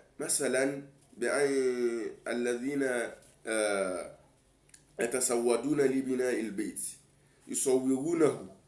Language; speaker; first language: Arabic; non-native, learner; Yoruba